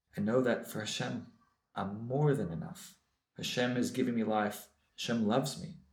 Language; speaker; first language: English; native; English